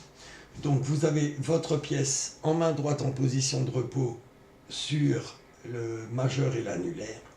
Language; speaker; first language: French; native; French